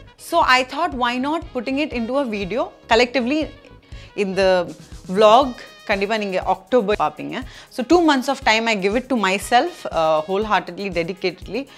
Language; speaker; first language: Tamil; non-native, local second language; Assamese